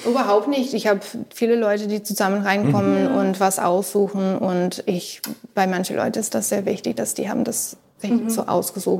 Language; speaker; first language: German; non-native, learner; English